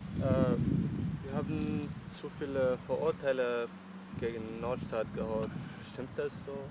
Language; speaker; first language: German; non-native, learner; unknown